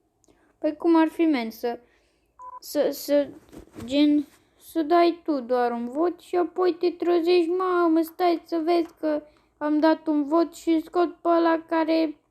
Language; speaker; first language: Romanian; native; Romanian